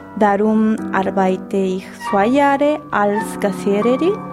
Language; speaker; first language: German; non-native, learner; Spanish